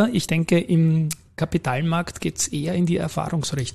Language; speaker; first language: German; native; German